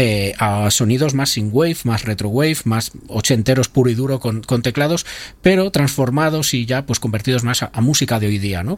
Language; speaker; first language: Spanish; native; Spanish